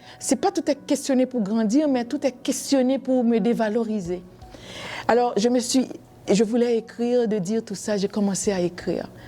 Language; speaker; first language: French; non-native, local second language; Haitian Creole